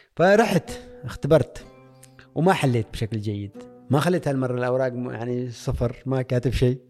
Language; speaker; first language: Arabic; native; Arabic